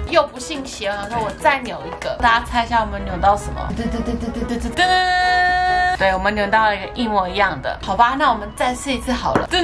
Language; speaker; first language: Chinese; native; Chinese